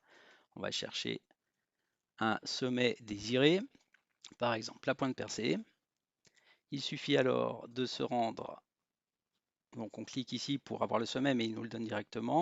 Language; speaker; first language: French; native; French